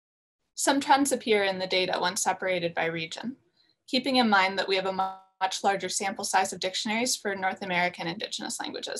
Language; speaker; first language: English; native; English